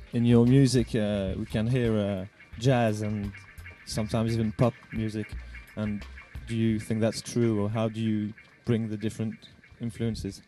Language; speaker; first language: English; non-native, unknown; French